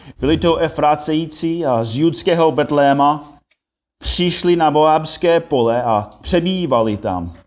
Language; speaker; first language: Czech; non-native, fluent; English